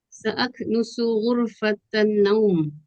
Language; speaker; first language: Arabic; non-native, learner; Malay